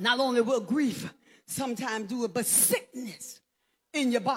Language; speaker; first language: English; native; English